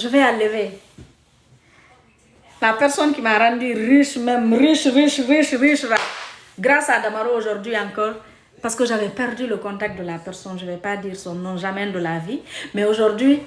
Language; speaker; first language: French; non-native, local second language; Mandingo